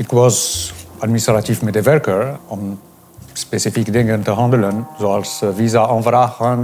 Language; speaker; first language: Dutch; non-native, fluent; Arabic